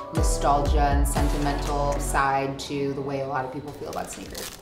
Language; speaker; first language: English; native; English